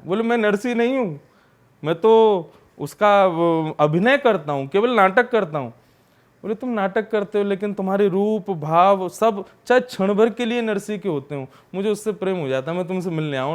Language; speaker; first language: Hindi; native; Hindi